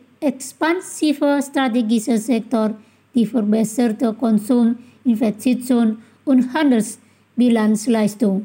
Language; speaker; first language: German; non-native, fluent; Indonesian